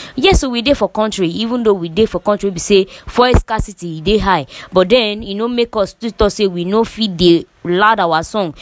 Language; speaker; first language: Nigerian Pidgin; native; Nigerian Pidgin